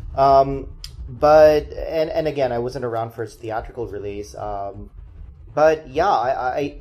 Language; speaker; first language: English; non-native, local second language; Hindi